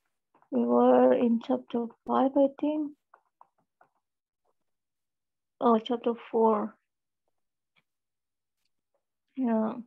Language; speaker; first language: English; non-native, fluent; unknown